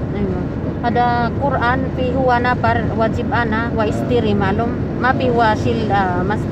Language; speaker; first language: Arabic; non-native, learner; Filipino